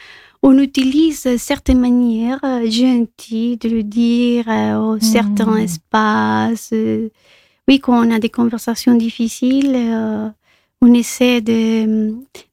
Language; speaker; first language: French; non-native, local second language; Spanish